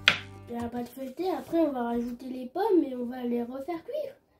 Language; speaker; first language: French; native; French